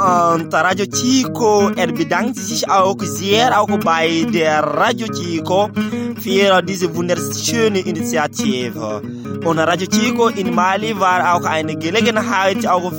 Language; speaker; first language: German; non-native, learner; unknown